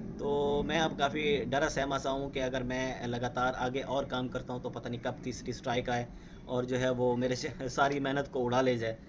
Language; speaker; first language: Urdu; non-native, local second language; Saraiki